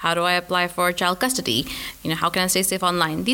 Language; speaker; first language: English; non-native, local second language; Urdu